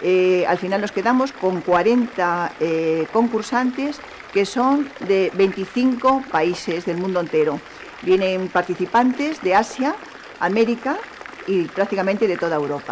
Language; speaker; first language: Spanish; native; Spanish